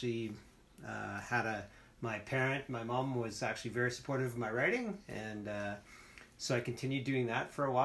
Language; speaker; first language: English; native; English